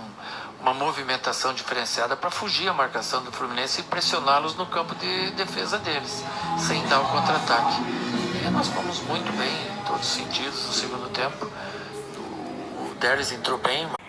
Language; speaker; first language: Portuguese; native; Portuguese